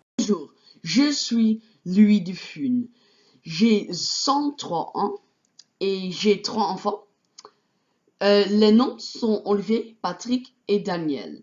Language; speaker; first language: French; non-native, learner; Dutch